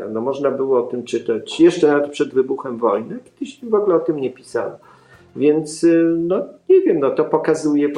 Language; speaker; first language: Polish; native; Polish